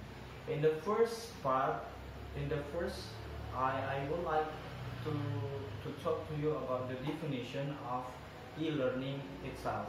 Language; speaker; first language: English; non-native, learner; Indonesian